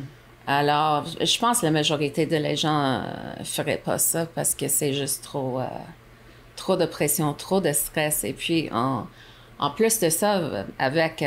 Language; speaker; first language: French; non-native, local second language; English